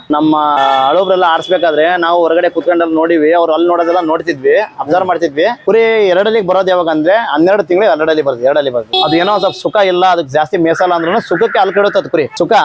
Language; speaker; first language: Kannada; native; Kannada